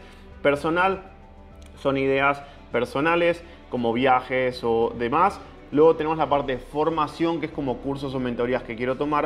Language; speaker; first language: Spanish; native; Spanish